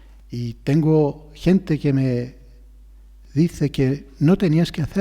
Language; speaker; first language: Spanish; non-native, fluent; Greek